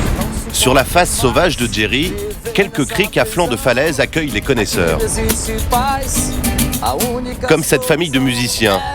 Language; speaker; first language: French; native; French